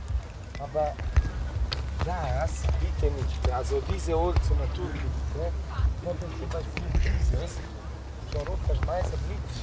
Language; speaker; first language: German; non-native, learner; Italian